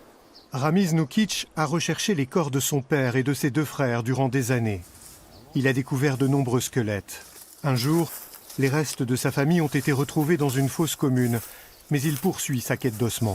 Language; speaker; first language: French; native; French